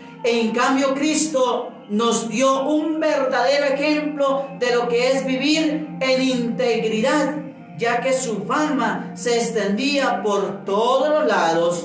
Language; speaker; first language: Spanish; native; Spanish